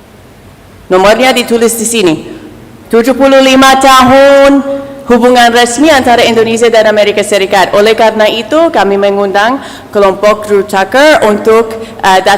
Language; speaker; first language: Indonesian; non-native, fluent; English